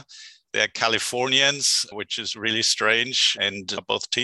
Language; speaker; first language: English; non-native, fluent; German